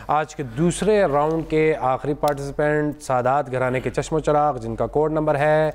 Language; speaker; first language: Urdu; non-native, local second language; Pashto